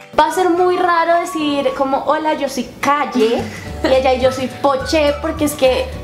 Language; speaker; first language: Spanish; native; Spanish